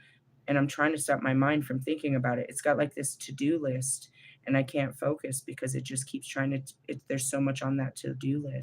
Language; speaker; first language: English; native; English